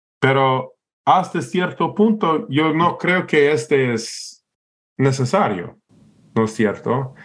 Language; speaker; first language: Spanish; non-native, fluent; English